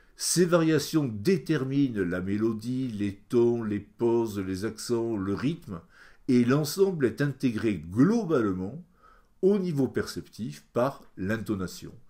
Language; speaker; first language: French; native; French